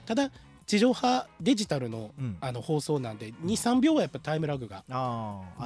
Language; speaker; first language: Japanese; native; Japanese